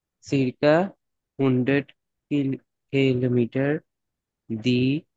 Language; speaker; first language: German; non-native, learner; Bangla